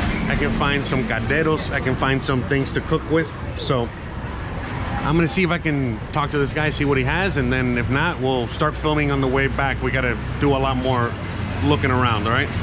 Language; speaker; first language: English; native; English